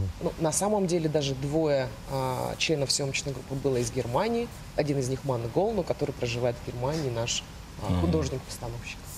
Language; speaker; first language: Russian; native; Russian